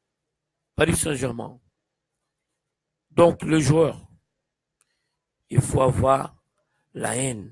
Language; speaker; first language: French; non-native, fluent; Portuguese